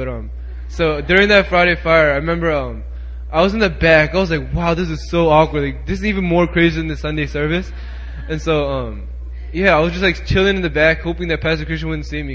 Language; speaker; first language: English; native; English